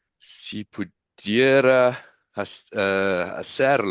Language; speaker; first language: Spanish; non-native, learner; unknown